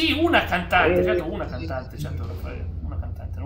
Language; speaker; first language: Italian; native; Italian